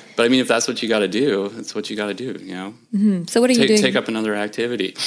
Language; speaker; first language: English; native; English